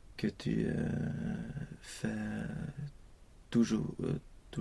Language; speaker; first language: French; non-native, learner; Swedish